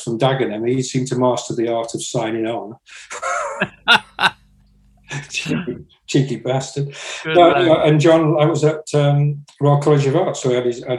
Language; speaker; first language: English; native; English